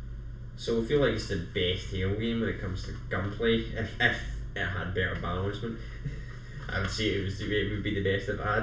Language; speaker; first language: English; native; English